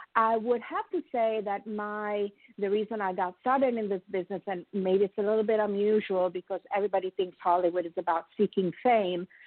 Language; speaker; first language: English; non-native, fluent; Italian